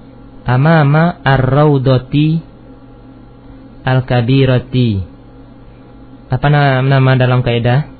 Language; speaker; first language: Arabic; non-native, fluent; Indonesian